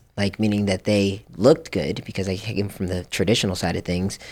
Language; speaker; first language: English; early bilingual, other home language; Japanese